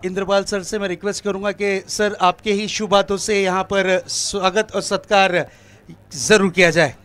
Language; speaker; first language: Hindi; non-native, local second language; Marathi